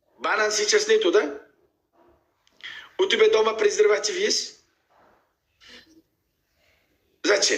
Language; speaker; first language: Russian; non-native, learner; Uzbek